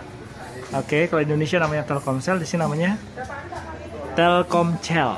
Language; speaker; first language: Indonesian; native; Indonesian